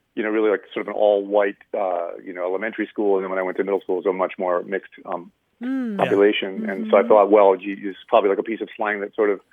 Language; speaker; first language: English; native; English